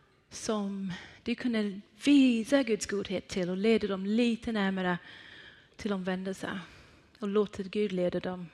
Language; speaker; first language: Swedish; non-native, fluent; Persian